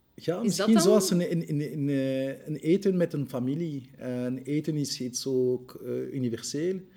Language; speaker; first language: Dutch; non-native, local second language; French